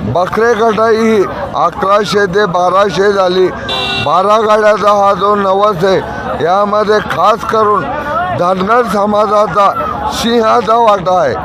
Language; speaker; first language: Marathi; native; Marathi